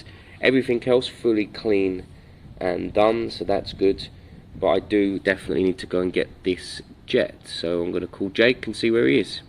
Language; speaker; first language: English; native; English